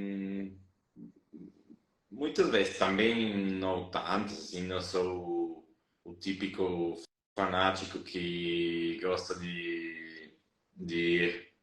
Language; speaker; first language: Portuguese; non-native, fluent; Spanish